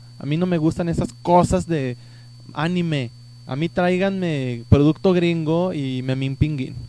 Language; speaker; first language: Spanish; native; Spanish